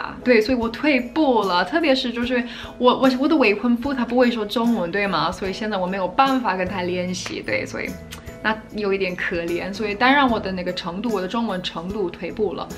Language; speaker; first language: Chinese; non-native, fluent; English